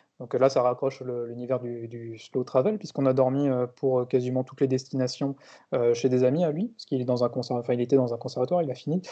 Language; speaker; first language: French; native; French